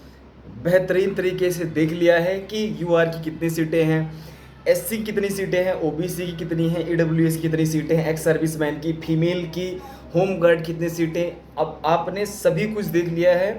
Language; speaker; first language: Hindi; native; Hindi